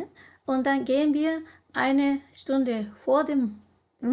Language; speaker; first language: German; non-native, learner; Japanese